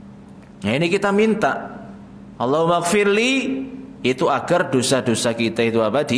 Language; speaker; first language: Indonesian; native; Indonesian